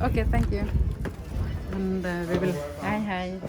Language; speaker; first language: English; non-native, local second language; Filipino